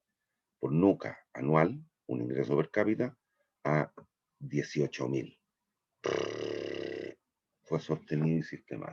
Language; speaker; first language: Spanish; native; Spanish